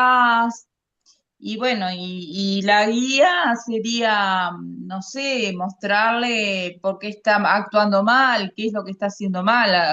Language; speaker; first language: Spanish; native; Spanish